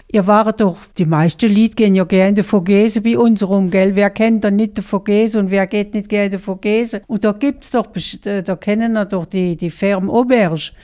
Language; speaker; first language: German; non-native, local second language; French